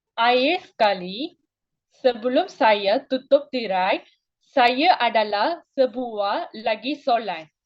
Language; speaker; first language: Malay; non-native, local second language; Tamil